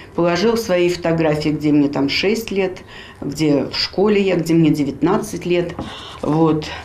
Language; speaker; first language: Russian; native; Russian